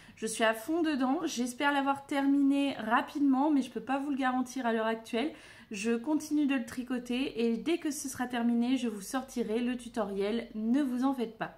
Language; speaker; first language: French; native; French